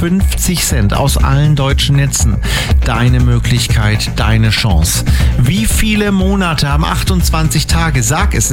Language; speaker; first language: German; native; German